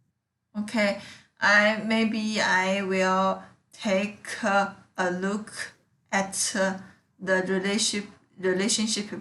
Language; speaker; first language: English; non-native, learner; Chinese